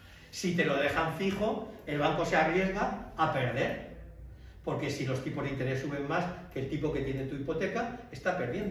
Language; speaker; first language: Spanish; native; Spanish